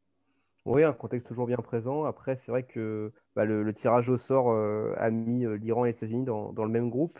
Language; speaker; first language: French; native; French